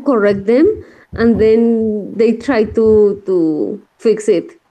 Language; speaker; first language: English; non-native, learner; Spanish